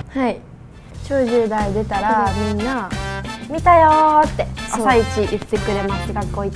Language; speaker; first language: Japanese; native; Japanese